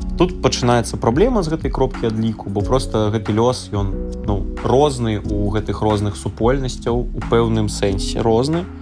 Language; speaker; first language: Belarusian; non-native, local second language; Russian